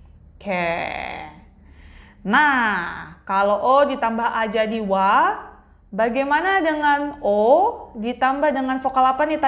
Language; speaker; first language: Indonesian; native; Indonesian